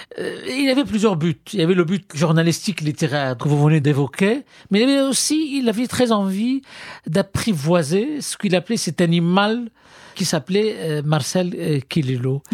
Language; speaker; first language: French; non-native, fluent; Arabic